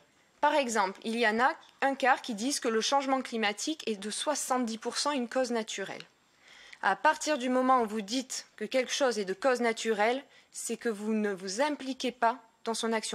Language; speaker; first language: French; native; French